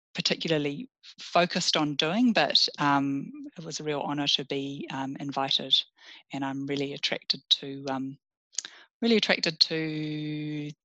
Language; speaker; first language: English; native; English